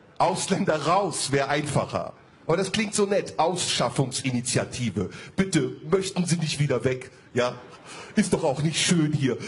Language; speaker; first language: German; early bilingual, other home language; Turkish